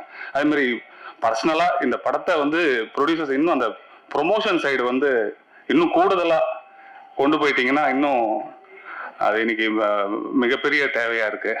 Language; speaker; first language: Tamil; native; Tamil